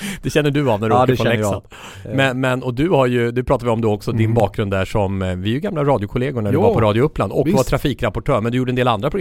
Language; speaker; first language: Swedish; native; Swedish